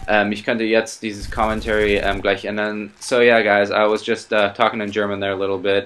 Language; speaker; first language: German; early bilingual, heritage; German